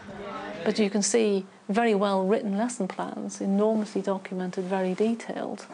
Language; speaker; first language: English; native; English